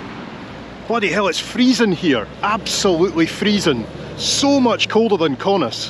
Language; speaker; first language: English; native; English